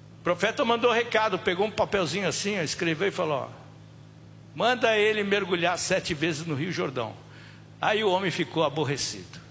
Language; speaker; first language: Portuguese; native; Portuguese